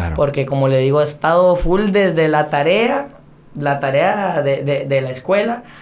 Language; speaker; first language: Spanish; native; Spanish